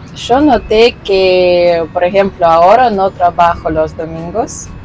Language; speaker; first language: Spanish; non-native, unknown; Russian